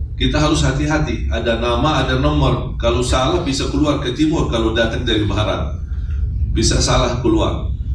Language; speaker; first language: Indonesian; non-native, fluent; Arabic